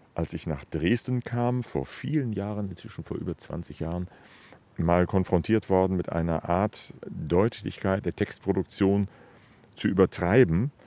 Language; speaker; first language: German; native; German